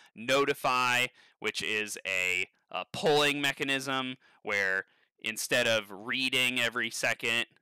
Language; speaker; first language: English; native; English